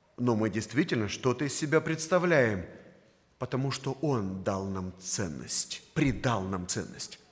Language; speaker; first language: Russian; native; Russian